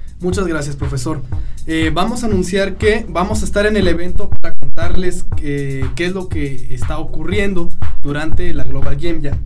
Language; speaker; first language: Spanish; native; Spanish